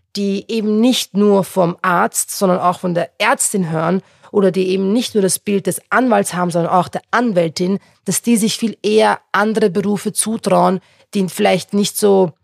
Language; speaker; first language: German; non-native, local second language; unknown